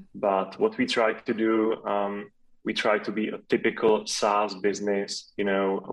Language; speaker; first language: English; non-native, fluent; Czech